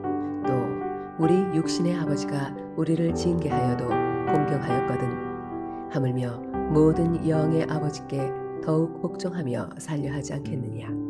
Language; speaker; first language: Korean; native; Korean